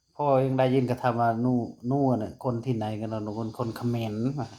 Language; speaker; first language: Thai; non-native, fluent; Khmer